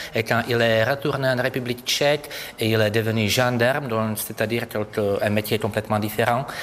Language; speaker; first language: French; non-native, fluent; Czech